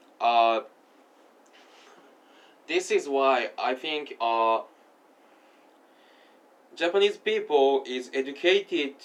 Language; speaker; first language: English; non-native, learner; Japanese